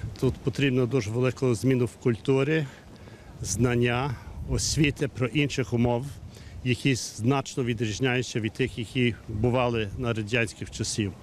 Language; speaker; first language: Ukrainian; non-native, fluent; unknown